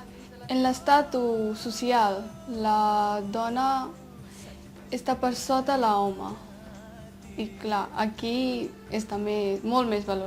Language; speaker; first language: Catalan; non-native, fluent; Punjabi